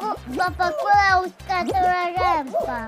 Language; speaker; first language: Italian; early bilingual, heritage; Italian